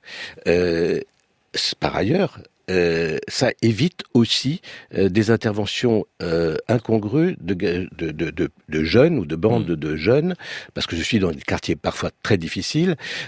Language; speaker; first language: French; early bilingual, other home language; Romanian